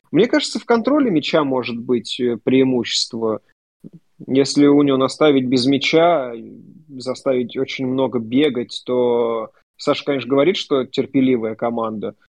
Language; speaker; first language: Russian; native; Russian